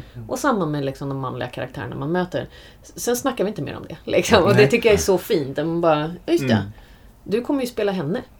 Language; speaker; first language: Swedish; early bilingual, other home language; English